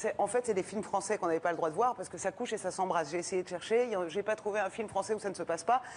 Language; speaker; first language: French; early bilingual, other home language; Persian